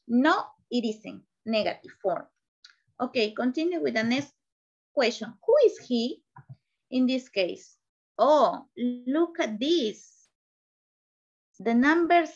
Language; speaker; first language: English; non-native, learner; Spanish